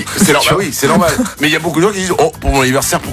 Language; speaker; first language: French; native; French